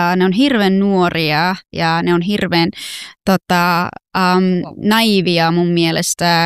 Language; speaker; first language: Finnish; non-native, fluent; Persian